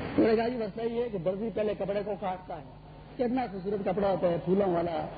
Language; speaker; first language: Urdu; non-native, local second language; Pashto